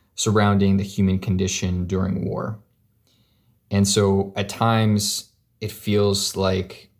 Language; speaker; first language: English; native; English